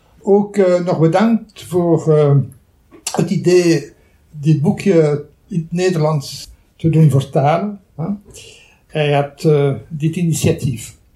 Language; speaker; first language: Dutch; non-native, local second language; French